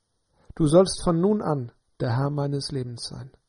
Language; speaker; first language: German; native; German